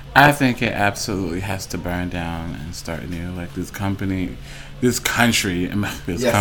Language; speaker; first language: English; native; English